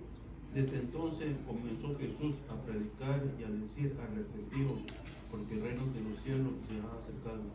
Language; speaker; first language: Spanish; early bilingual, heritage; Spanish